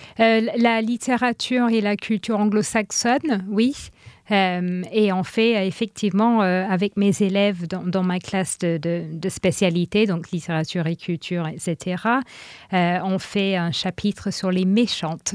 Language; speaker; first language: French; non-native, fluent; English